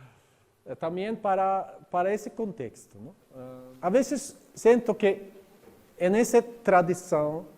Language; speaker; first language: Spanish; non-native, learner; Norwegian